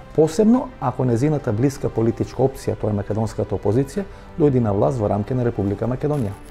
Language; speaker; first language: Macedonian; native; Macedonian